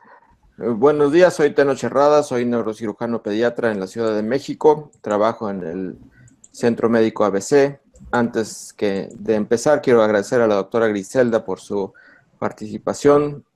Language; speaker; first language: Spanish; native; Spanish